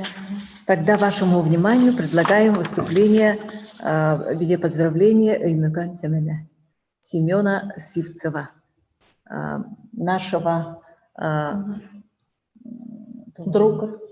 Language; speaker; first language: Russian; native; Russian